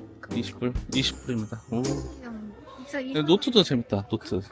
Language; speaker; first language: Korean; native; Korean